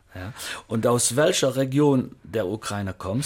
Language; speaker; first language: German; native; German